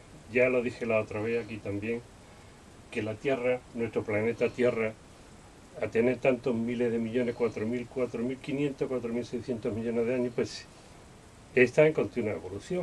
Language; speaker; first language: Spanish; native; Spanish